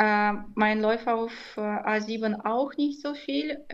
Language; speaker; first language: German; non-native, fluent; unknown